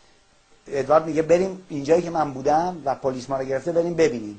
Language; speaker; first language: Persian; native; Persian